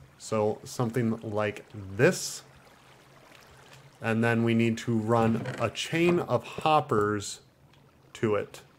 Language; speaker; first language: English; native; English